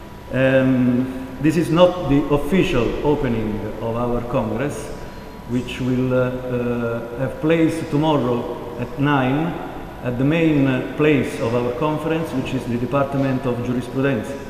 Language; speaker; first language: English; non-native, fluent; Italian